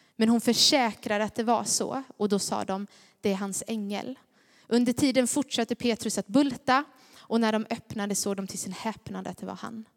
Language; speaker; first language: Swedish; native; Swedish